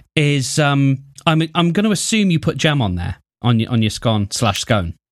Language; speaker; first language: English; native; English